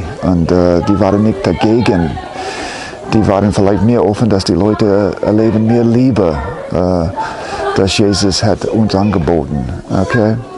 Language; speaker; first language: German; non-native, fluent; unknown